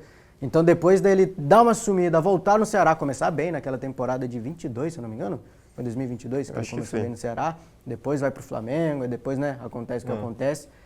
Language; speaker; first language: Portuguese; native; Portuguese